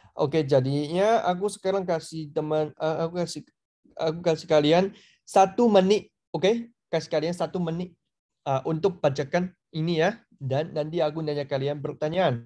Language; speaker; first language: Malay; non-native, fluent; Chinese